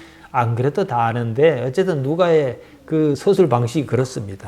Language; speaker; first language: Korean; native; Korean